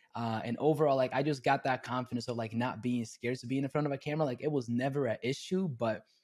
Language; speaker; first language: English; early bilingual, other home language; Spanish